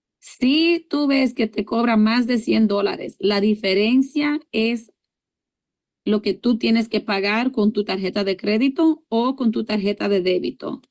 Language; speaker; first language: Spanish; early bilingual, heritage; English